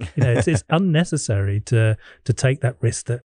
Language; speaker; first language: English; native; English